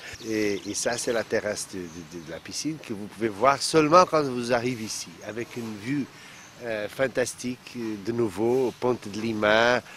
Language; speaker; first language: French; non-native, fluent; Portuguese